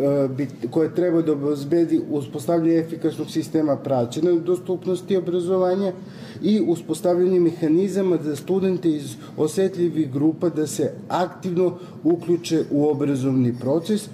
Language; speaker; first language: Serbian; native; Serbian